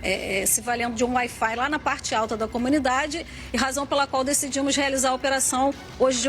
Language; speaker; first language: Portuguese; native; Portuguese